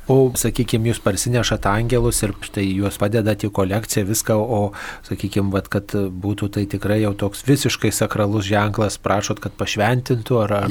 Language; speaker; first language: Lithuanian; native; Lithuanian